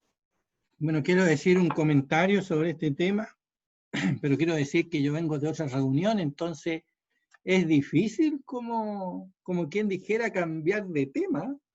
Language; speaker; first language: Spanish; native; Spanish